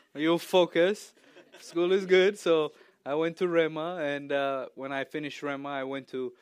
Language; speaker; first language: English; non-native, fluent; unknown